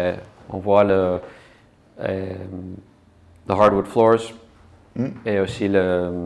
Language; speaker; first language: French; non-native, learner; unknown